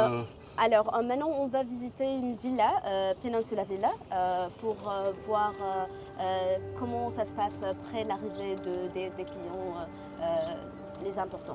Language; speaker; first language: French; non-native, learner; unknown